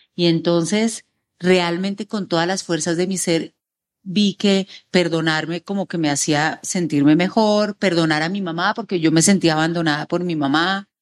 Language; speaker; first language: Spanish; native; Spanish